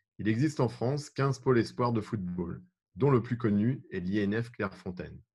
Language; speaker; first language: French; native; French